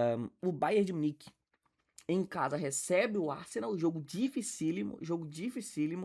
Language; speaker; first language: Portuguese; native; Portuguese